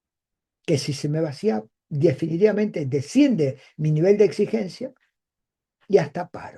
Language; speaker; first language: Spanish; native; Spanish